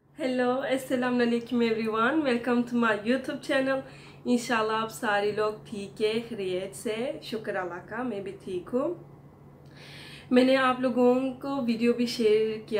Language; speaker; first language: Hindi; non-native, fluent; Turkish